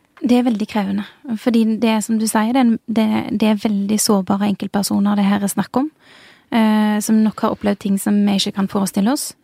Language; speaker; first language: Norwegian; early bilingual, other home language; Urdu